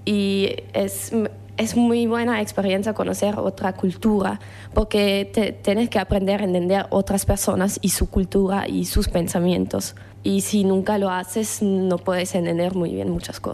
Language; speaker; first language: Spanish; non-native, fluent; German